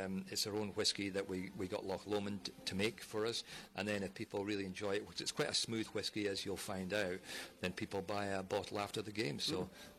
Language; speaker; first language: English; native; English